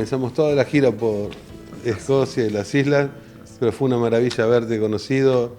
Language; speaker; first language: Spanish; native; Spanish